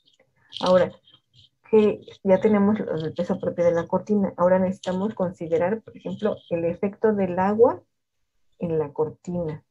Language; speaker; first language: Spanish; native; Spanish